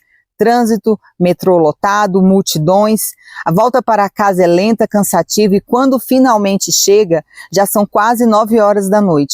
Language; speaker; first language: Portuguese; native; Portuguese